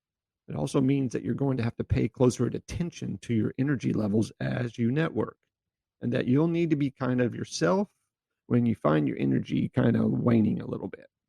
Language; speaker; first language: English; native; English